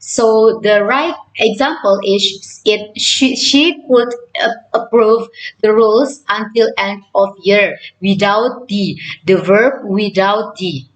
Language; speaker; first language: English; non-native, learner; Indonesian